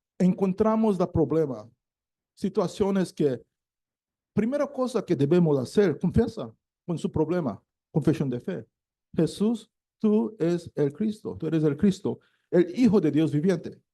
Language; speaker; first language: Spanish; non-native, learner; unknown